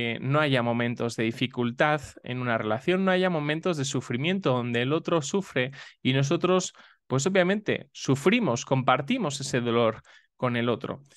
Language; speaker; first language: Spanish; native; Spanish